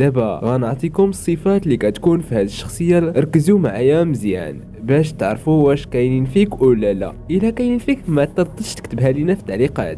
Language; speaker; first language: Arabic; native; Arabic